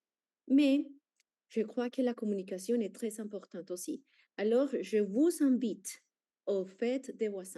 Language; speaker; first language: French; non-native, fluent; Spanish